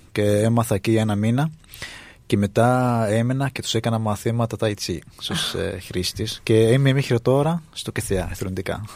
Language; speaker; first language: Greek; non-native, fluent; Arabic